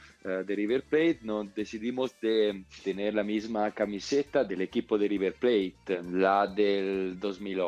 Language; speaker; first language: Spanish; non-native, fluent; Italian